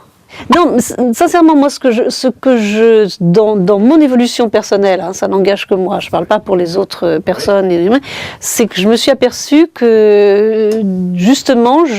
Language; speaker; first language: French; native; French